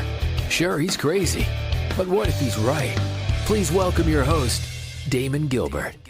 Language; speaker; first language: English; native; English